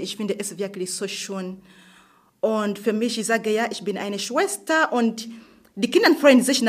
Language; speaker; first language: German; non-native, learner; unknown